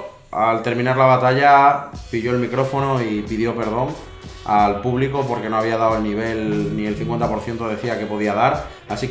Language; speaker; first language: Spanish; native; Spanish